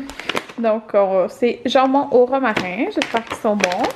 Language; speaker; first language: French; native; French